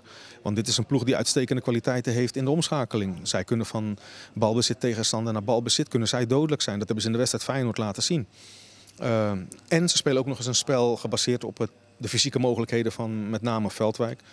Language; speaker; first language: Dutch; native; Dutch